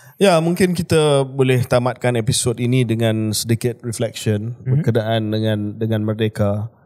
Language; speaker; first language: Malay; early bilingual, heritage; Malay